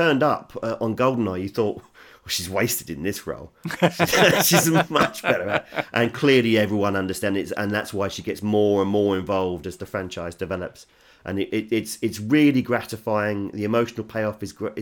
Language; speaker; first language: English; native; English